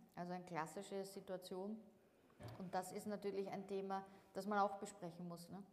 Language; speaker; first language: German; native; German